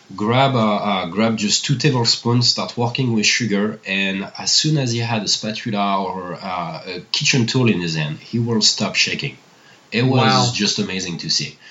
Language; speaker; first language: English; non-native, fluent; French